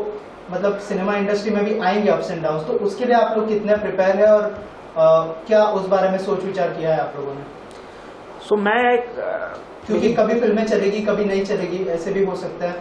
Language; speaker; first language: Hindi; native; Hindi